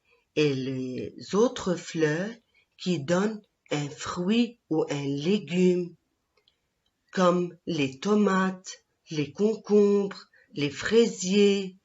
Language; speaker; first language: French; non-native, local second language; Arabic